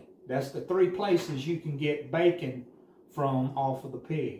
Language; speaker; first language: English; native; English